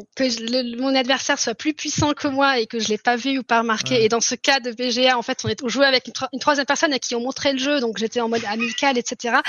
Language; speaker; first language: French; early bilingual, heritage; German